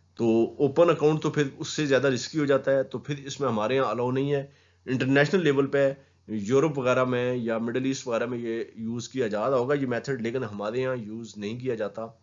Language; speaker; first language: Urdu; non-native, local second language; Punjabi